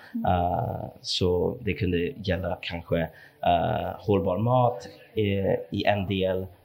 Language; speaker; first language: Swedish; non-native, fluent; English